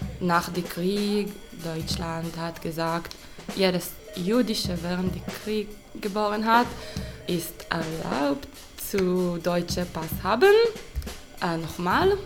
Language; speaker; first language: German; non-native, learner; Hebrew